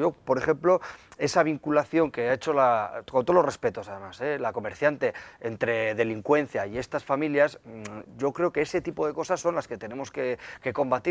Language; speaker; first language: Spanish; native; Spanish